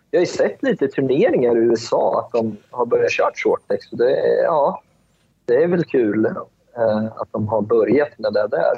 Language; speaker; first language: Swedish; early bilingual, other home language; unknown